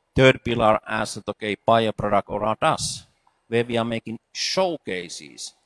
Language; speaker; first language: English; non-native, fluent; Finnish